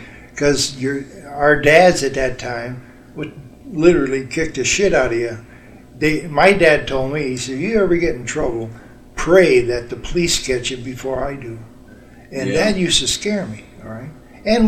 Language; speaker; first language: English; native; English